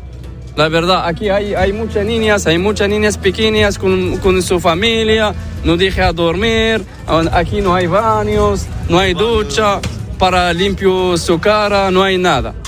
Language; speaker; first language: Spanish; non-native, learner; Arabic